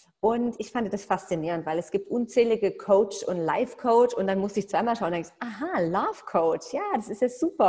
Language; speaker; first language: German; native; German